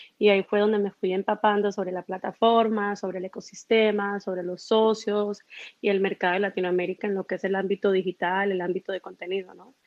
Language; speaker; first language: Spanish; early bilingual, heritage; Spanish